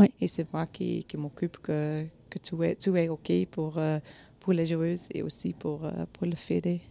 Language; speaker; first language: French; non-native, local second language; Dutch